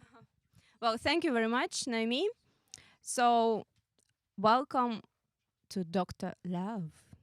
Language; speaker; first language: English; non-native, fluent; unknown